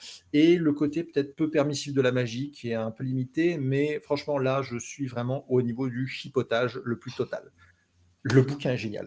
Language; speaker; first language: French; native; French